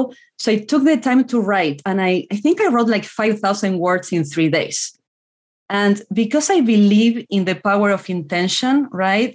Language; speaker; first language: English; non-native, fluent; Spanish